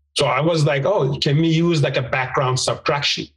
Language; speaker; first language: English; non-native, fluent; Turkish